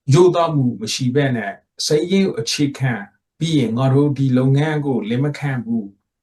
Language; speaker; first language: Burmese; native; Burmese